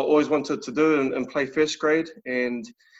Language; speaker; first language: English; native; English